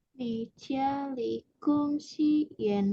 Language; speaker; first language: Chinese; non-native, learner; Indonesian